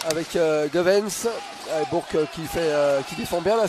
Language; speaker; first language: French; native; French